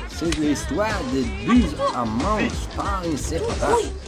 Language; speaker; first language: French; non-native, learner; English